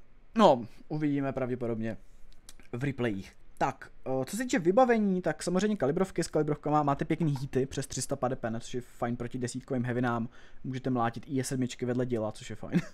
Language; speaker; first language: Czech; native; Czech